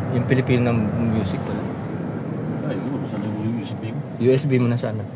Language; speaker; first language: Filipino; non-native, local second language; Pampanga